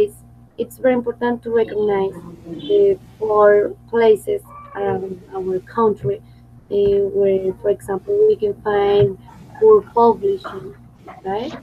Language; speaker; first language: English; non-native, fluent; Spanish